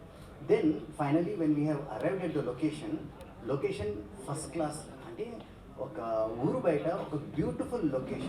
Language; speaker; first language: Telugu; native; Telugu